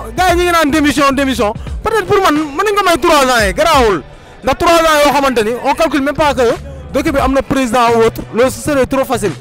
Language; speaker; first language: Wolof; non-native, local second language; Fula